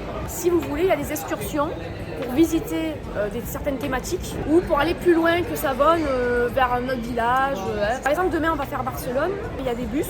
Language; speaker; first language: French; native; French